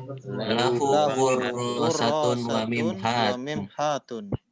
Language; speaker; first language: Arabic; non-native, learner; Indonesian